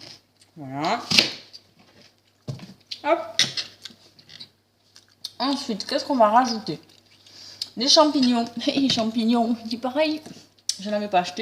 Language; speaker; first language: French; native; French